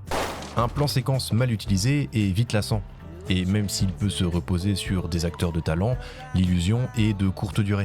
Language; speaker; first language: French; native; French